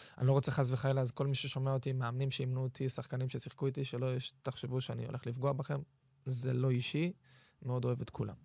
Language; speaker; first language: Hebrew; native; Hebrew